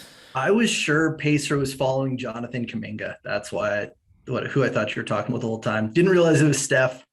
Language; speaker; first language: English; native; English